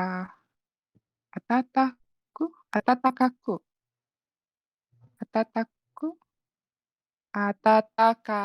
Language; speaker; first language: Japanese; non-native, fluent; Malay